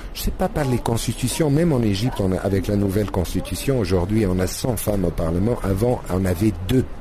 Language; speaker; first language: French; non-native, fluent; Arabic